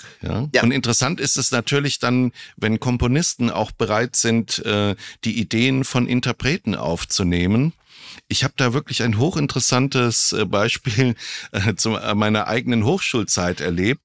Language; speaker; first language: German; native; German